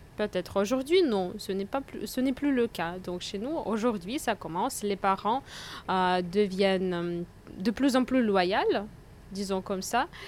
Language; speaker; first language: French; non-native, fluent; Russian